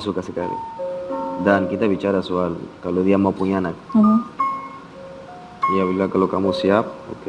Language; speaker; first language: Indonesian; non-native, fluent; Spanish